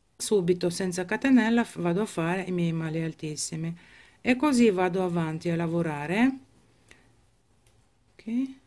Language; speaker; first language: Italian; non-native, fluent; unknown